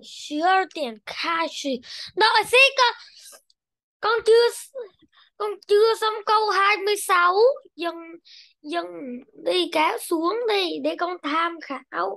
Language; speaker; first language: Chinese; non-native, learner; Vietnamese